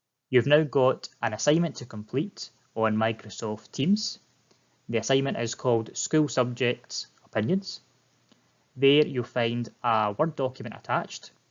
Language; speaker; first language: English; native; English